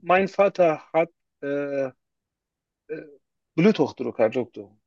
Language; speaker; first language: German; non-native, learner; Turkish